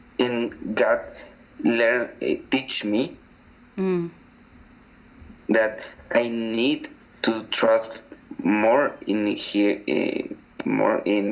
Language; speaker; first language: English; non-native, learner; Spanish